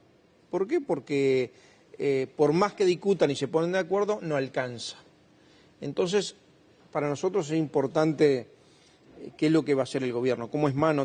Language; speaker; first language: Spanish; native; Spanish